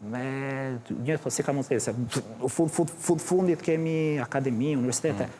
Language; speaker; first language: Albanian; early bilingual, heritage; Albanian